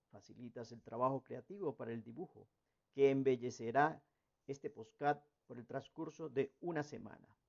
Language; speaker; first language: Spanish; native; Spanish